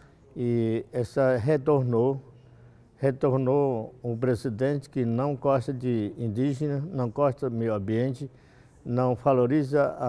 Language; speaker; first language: Portuguese; non-native, local second language; Yanomámi